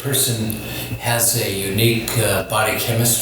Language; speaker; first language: English; native; English